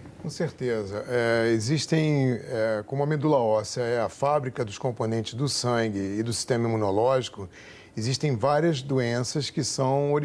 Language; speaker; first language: Portuguese; native; Portuguese